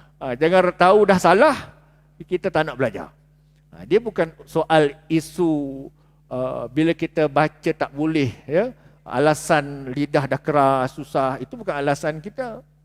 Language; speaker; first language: Malay; native; Malay